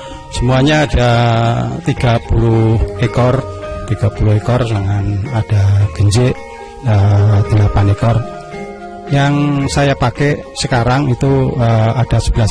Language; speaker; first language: Indonesian; non-native, local second language; Javanese